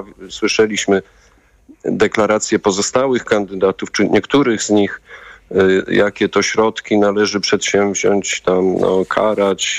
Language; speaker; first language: Polish; native; Polish